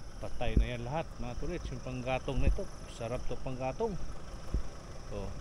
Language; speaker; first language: Filipino; non-native, local second language; Cebuano